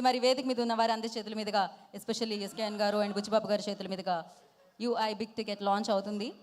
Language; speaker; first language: Telugu; native; Telugu